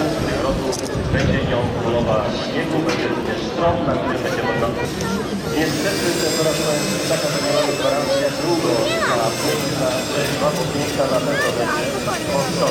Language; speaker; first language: Polish; native; Polish